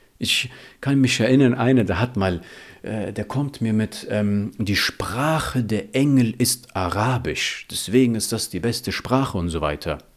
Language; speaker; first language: German; early bilingual, other home language; Riffian